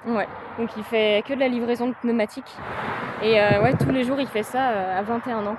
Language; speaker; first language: French; native; French